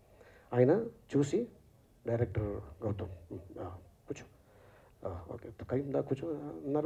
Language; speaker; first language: Telugu; native; Telugu